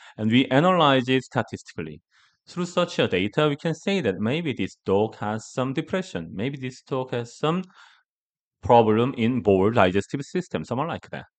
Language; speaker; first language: English; non-native, learner; Korean